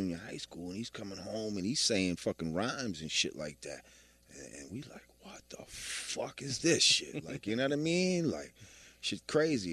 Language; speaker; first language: English; native; English